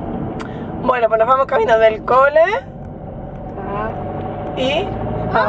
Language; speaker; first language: Spanish; native; Spanish